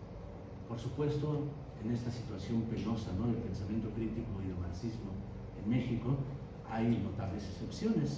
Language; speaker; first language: Spanish; native; Spanish